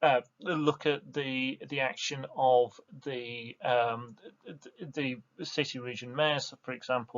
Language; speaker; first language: English; native; English